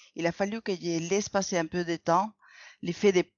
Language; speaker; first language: French; non-native, fluent; Spanish